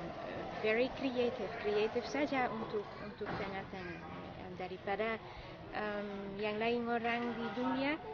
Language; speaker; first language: Indonesian; non-native, learner; Dutch